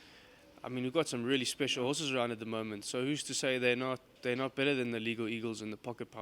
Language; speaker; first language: English; native; English